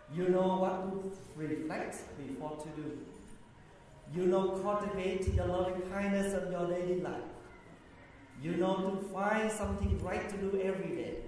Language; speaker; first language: English; early bilingual, other home language; Vietnamese